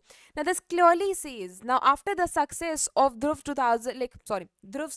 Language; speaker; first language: English; non-native, local second language; Hindi